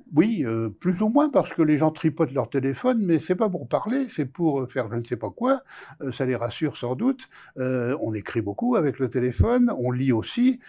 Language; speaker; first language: French; native; French